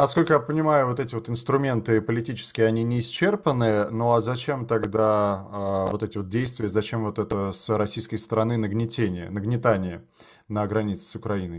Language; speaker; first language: Russian; native; Russian